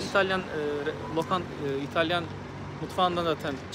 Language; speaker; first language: Turkish; native; Turkish